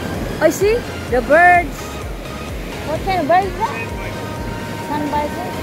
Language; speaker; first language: English; non-native, learner; Filipino